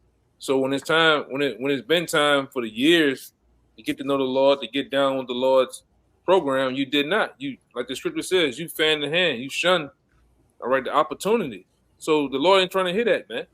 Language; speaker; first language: English; native; English